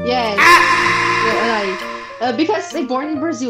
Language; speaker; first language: English; non-native, learner; Portuguese